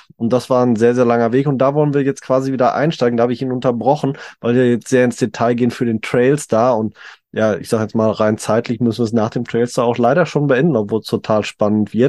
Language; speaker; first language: German; native; German